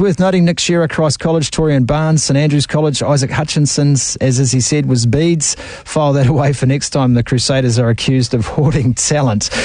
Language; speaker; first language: English; native; English